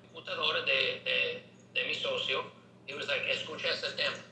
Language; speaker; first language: Spanish; non-native, learner; English